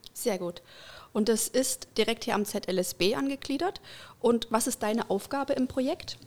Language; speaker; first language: German; native; German